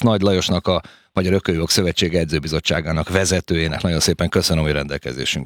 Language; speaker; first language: Hungarian; native; Hungarian